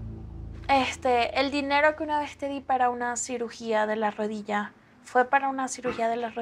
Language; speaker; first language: Spanish; native; Spanish